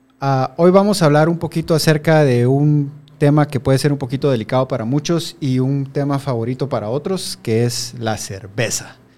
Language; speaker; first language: Spanish; native; Spanish